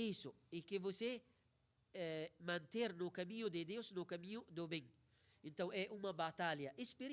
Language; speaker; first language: Portuguese; non-native, fluent; Arabic